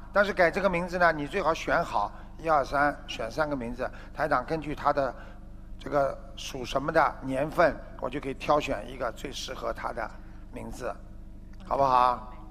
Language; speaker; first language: Chinese; native; Chinese